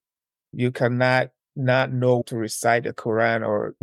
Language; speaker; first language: English; non-native, local second language; Akan